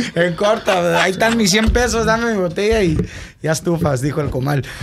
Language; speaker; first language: Spanish; early bilingual, heritage; Spanish